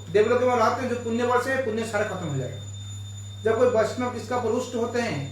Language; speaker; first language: Hindi; non-native, local second language; Bangla